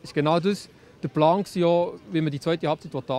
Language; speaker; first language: German; native; German